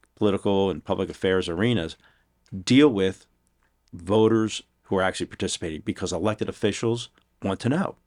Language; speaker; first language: English; native; English